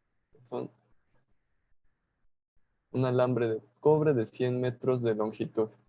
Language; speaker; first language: Spanish; native; Spanish